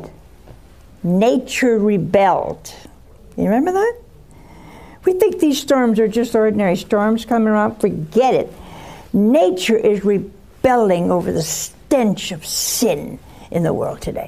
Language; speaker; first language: English; native; English